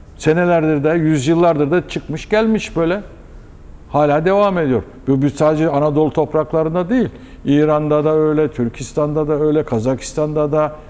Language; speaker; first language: Turkish; native; Turkish